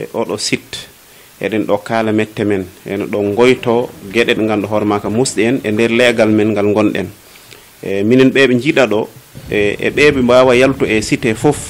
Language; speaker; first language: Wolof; non-native, local second language; Fula